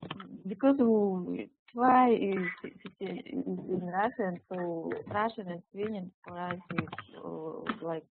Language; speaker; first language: English; non-native, learner; Tuvinian